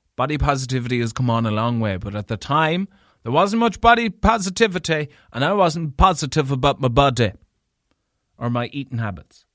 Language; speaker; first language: English; native; English